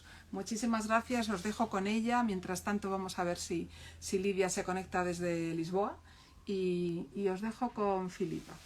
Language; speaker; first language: Spanish; native; Spanish